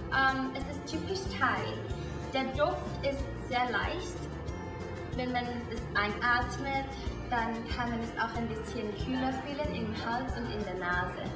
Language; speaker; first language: German; non-native, fluent; Thai